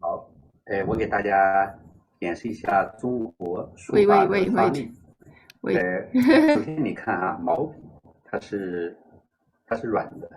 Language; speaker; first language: Chinese; native; Chinese